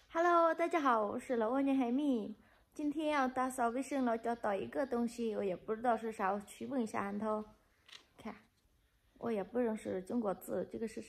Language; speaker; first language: Chinese; non-native, learner; Lao